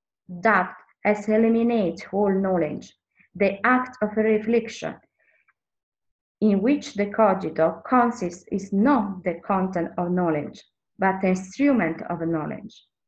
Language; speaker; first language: English; non-native, learner; Italian